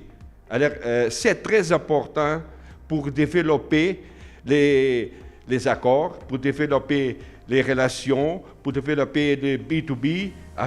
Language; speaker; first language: French; non-native, learner; Portuguese